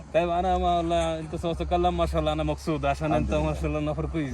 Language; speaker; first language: Arabic; non-native, learner; Bangla